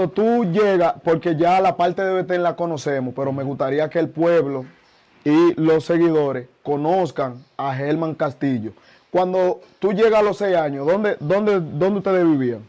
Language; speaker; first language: Spanish; native; Spanish